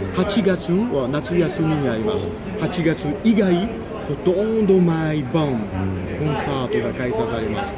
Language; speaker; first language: Japanese; non-native, fluent; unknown